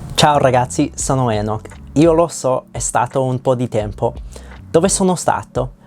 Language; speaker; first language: Italian; non-native, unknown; English